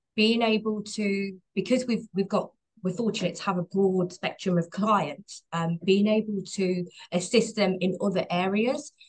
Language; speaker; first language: English; native; English